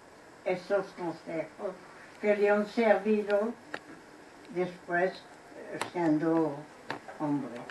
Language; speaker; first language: Spanish; non-native, fluent; French